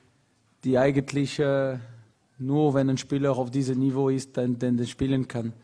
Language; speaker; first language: German; non-native, local second language; French